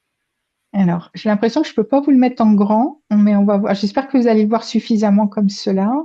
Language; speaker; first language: French; native; French